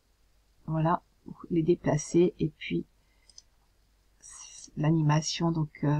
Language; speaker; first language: French; native; French